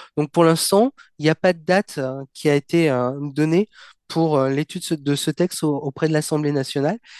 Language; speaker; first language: French; native; French